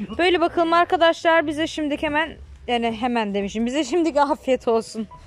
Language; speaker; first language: Turkish; early bilingual, heritage; Turkish